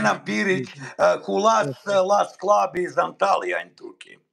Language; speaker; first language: English; non-native, learner; Bosnian